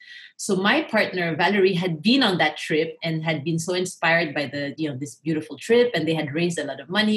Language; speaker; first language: English; non-native, local second language; French